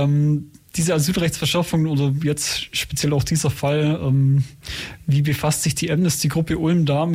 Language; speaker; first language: German; native; German